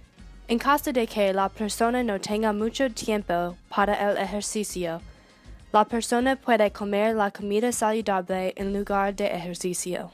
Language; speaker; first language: Spanish; non-native, learner; English